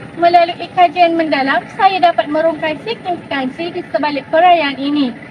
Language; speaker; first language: Malay; native; Malay